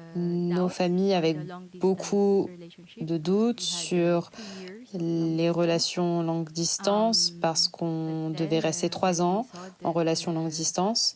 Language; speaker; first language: French; non-native, fluent; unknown